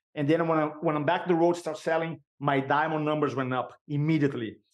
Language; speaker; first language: English; non-native, fluent; Portuguese